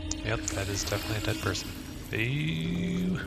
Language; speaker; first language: English; native; English